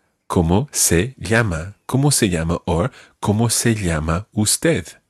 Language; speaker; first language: Spanish; non-native, fluent; English